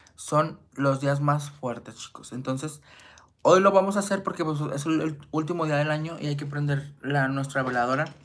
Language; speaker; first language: Spanish; native; Spanish